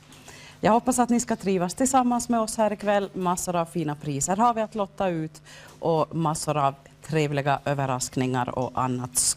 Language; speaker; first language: Swedish; native; Swedish